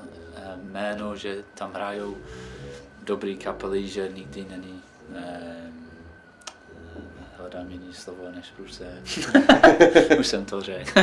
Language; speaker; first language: Czech; non-native, fluent; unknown